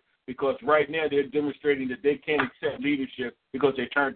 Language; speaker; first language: English; native; English